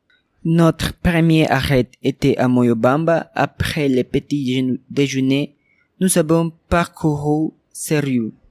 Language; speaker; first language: French; non-native, learner; Spanish